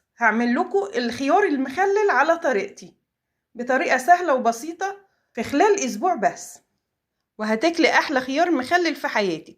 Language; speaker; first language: Arabic; native; Arabic